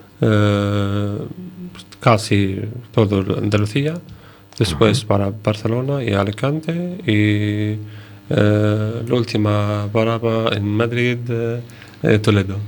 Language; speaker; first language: Spanish; non-native, learner; Arabic